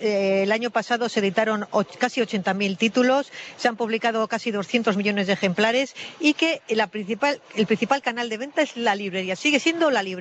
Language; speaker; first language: Spanish; native; Spanish